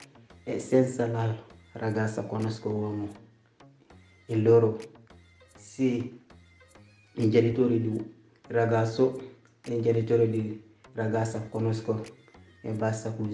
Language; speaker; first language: Italian; non-native, learner; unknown